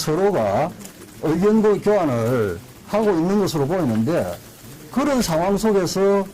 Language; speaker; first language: Korean; native; Korean